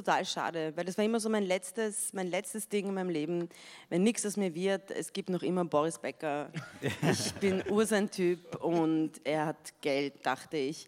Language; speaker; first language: German; native; German